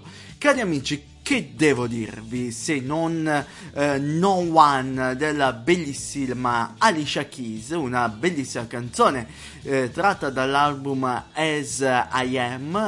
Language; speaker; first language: Italian; native; Italian